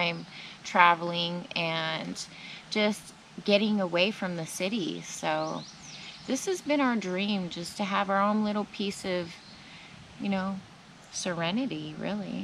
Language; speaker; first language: English; native; English